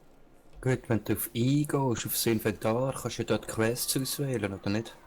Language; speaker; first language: German; native; German